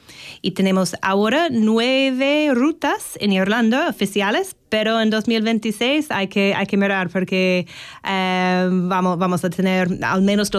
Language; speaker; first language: Spanish; non-native, fluent; English